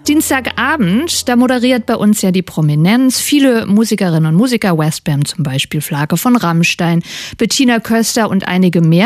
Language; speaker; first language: German; native; German